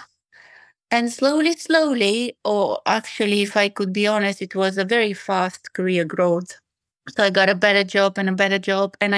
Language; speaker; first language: English; non-native, fluent; Bulgarian